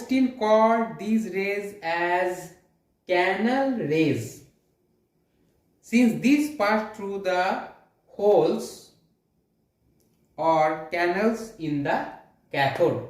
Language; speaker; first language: English; non-native, local second language; Hindi